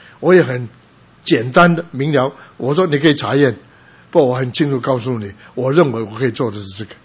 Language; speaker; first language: Chinese; non-native, local second language; Cantonese